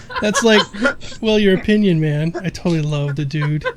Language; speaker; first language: English; native; English